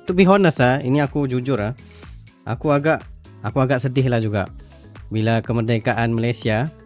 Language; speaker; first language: Malay; native; Malay